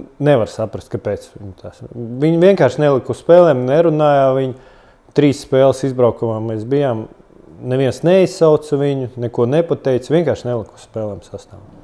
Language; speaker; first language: Latvian; non-native, local second language; Russian